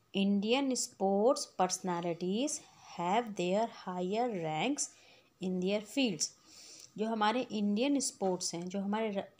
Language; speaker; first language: Hindi; native; Hindi